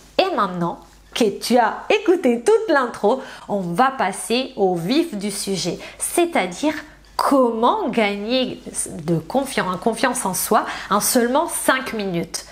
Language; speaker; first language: French; non-native, fluent; Italian